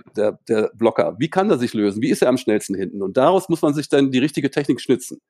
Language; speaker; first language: German; native; German